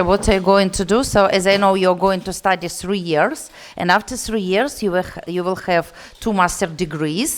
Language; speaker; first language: English; non-native, learner; Russian